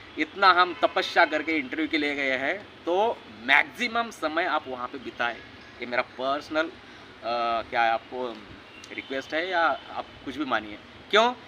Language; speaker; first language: Hindi; non-native, local second language; Marathi